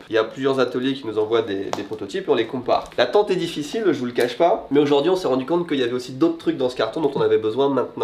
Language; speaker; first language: French; native; French